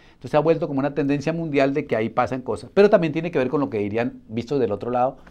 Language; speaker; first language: Spanish; native; Spanish